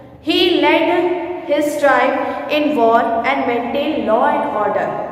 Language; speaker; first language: English; non-native, local second language; Hindi